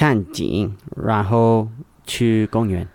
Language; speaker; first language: Chinese; non-native, learner; English